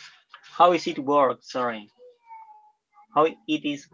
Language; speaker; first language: English; non-native, learner; Spanish